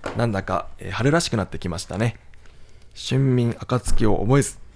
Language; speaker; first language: Japanese; native; Japanese